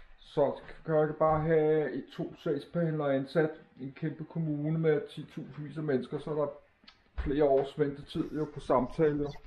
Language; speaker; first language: Danish; native; Danish